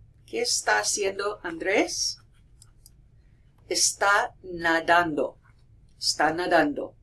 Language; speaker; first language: Spanish; non-native, fluent; English